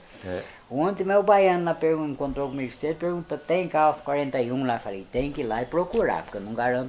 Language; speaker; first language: Portuguese; native; Portuguese